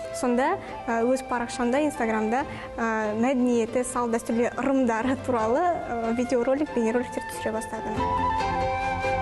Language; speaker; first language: Kazakh; non-native, local second language; Russian